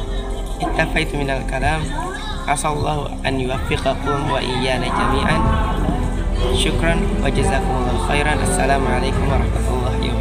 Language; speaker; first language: Arabic; non-native, learner; Indonesian